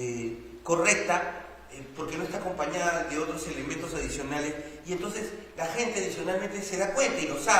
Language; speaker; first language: Spanish; native; Spanish